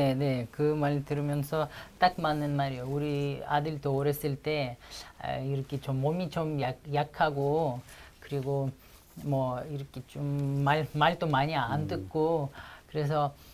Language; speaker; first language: Korean; non-native, fluent; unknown